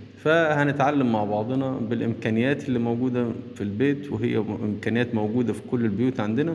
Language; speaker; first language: Arabic; native; Arabic